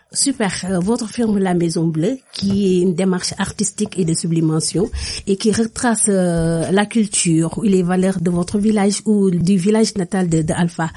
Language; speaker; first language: French; non-native, local second language; Wolof